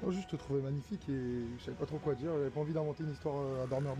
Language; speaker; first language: French; native; French